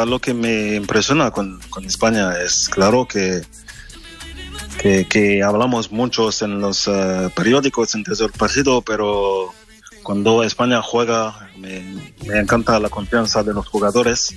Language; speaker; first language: Spanish; non-native, fluent; French